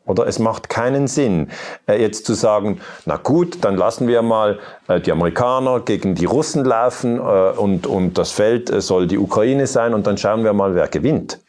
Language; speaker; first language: German; native; German